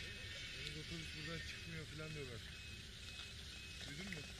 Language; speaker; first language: Turkish; native; Turkish